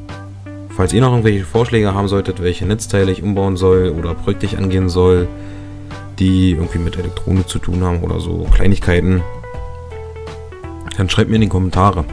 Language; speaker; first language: German; native; German